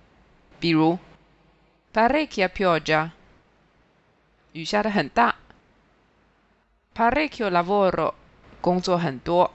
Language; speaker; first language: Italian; non-native, fluent; Chinese